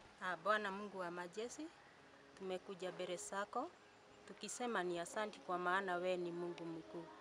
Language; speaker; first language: Swahili; non-native, local second language; Kikuyu